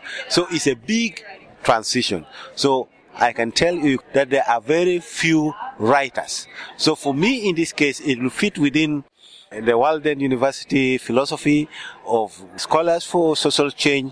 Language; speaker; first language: English; non-native, local second language; Acoli